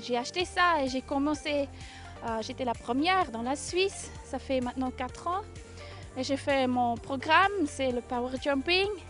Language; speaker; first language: French; non-native, local second language; German